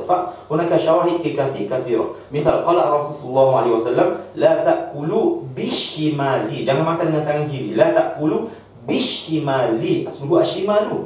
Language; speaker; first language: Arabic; non-native, fluent; Malay